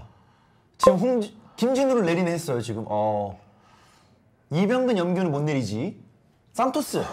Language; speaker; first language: Korean; native; Korean